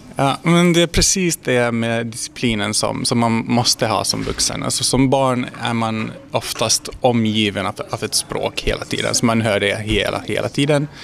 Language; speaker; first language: Swedish; non-native, fluent; Hungarian